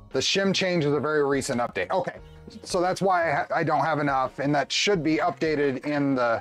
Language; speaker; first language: English; native; English